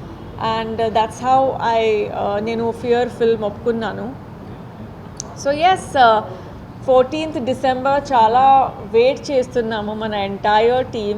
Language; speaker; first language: Telugu; non-native, fluent; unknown